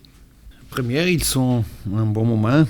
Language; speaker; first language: French; non-native, learner; Portuguese